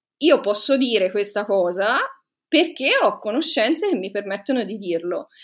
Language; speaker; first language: Italian; native; Italian